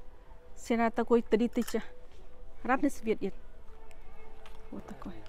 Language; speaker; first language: Russian; non-native, learner; Tajik